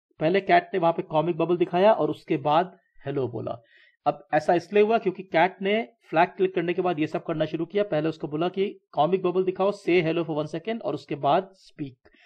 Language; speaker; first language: Hindi; native; Hindi